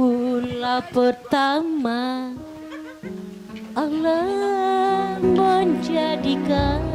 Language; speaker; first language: Indonesian; non-native, local second language; Batak Toba